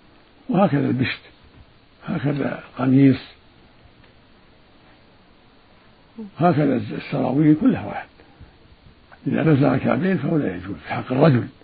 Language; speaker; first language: Arabic; native; Arabic